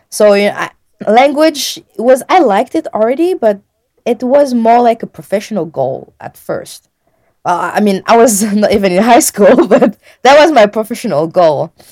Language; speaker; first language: English; non-native, fluent; French